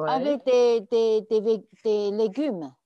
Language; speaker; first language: French; non-native, learner; Chinese